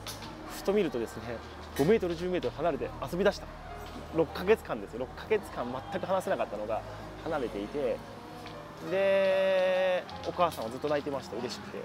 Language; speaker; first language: Japanese; native; Japanese